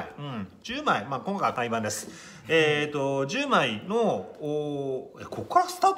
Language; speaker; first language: Japanese; native; Japanese